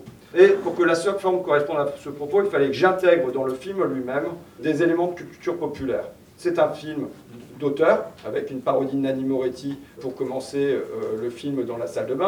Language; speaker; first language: French; native; French